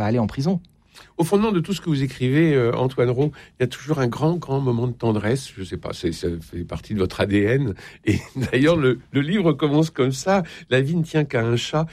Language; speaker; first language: French; native; French